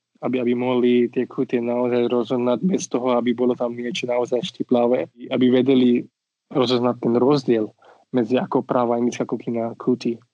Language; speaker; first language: Slovak; non-native, fluent; Marathi